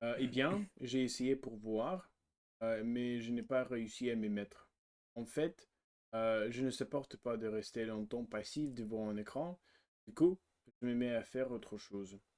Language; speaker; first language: French; non-native, learner; Russian